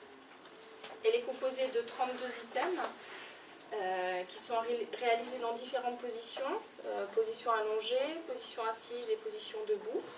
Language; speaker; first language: French; native; French